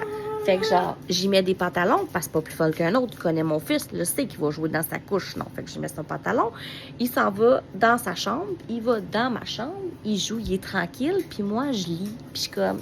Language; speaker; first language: French; native; French